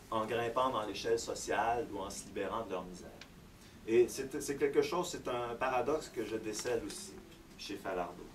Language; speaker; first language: French; native; French